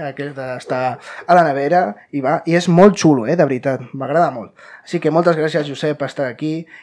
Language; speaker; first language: Catalan; non-native, local second language; Spanish